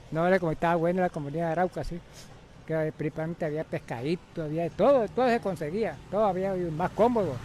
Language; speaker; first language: Spanish; native; Spanish